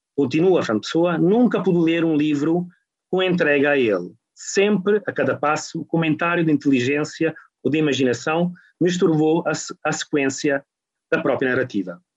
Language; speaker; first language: Portuguese; non-native, fluent; Italian